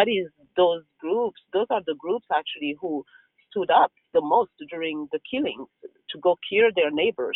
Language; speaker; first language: English; non-native, local second language; Kinyarwanda